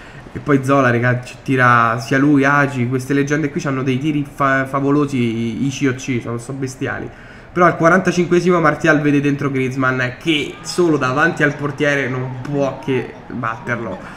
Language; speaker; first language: Italian; native; Italian